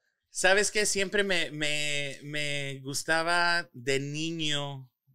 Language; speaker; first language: Spanish; early bilingual, heritage; Spanish